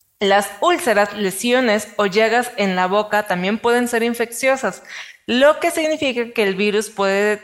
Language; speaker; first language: Spanish; native; Spanish